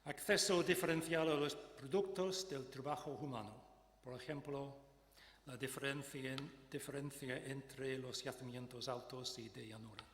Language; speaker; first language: Spanish; non-native, fluent; English